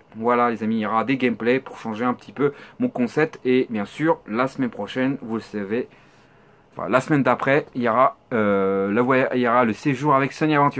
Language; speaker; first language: French; native; French